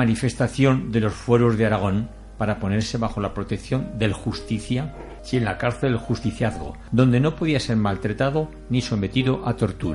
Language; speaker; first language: Spanish; native; Spanish